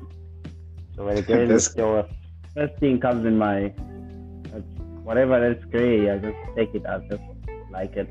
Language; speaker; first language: English; non-native, local second language; Zulu